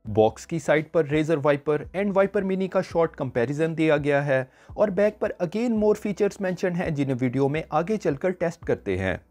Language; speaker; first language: Urdu; native; Urdu